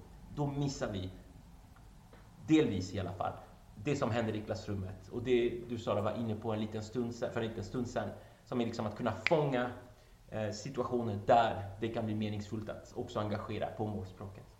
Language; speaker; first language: Swedish; non-native, fluent; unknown